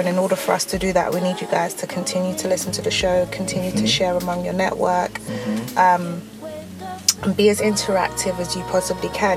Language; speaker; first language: English; native; English